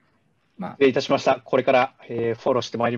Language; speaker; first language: Japanese; native; Japanese